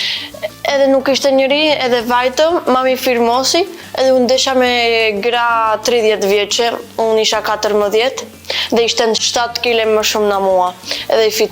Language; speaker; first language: Albanian; early bilingual, heritage; Albanian